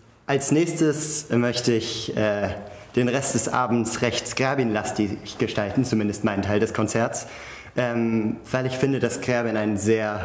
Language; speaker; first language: German; native; German